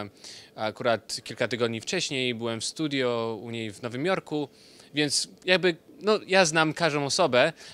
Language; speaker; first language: Polish; early bilingual, heritage; Polish